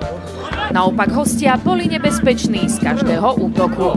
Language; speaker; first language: Slovak; native; Slovak